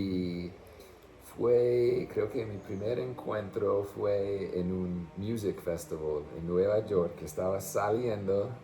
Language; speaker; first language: Spanish; non-native, fluent; English